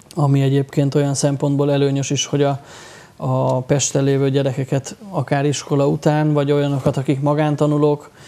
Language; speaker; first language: Hungarian; native; Hungarian